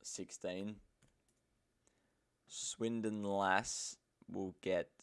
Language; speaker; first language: English; native; English